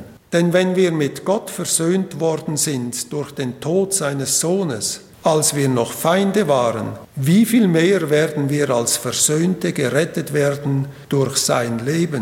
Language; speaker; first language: German; native; German